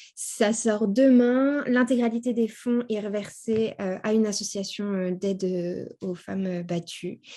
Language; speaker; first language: French; native; French